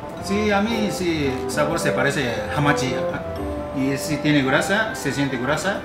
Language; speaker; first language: Spanish; non-native, learner; Japanese